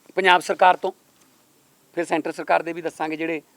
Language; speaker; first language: Hindi; non-native, local second language; Punjabi